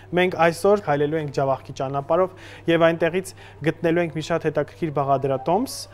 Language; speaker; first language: Armenian; native; Armenian